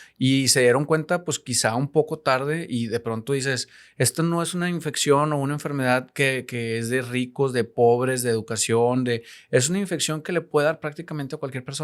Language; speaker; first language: Spanish; native; Spanish